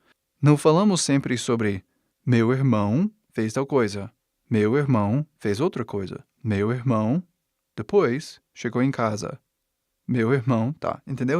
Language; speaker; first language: Portuguese; non-native, fluent; English